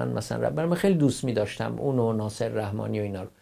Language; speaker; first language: Persian; non-native, local second language; Kurdish